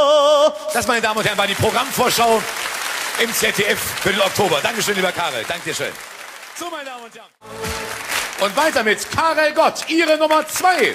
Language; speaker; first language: German; native; German